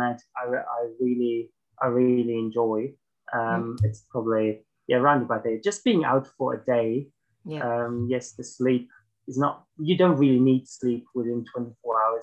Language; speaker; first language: English; non-native, fluent; German